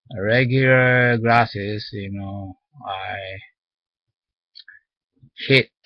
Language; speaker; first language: English; non-native, learner; Japanese